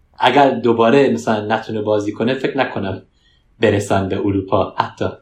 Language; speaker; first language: Persian; early bilingual, heritage; Persian